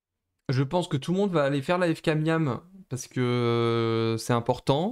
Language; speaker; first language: French; native; French